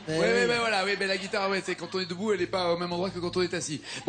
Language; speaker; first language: French; native; French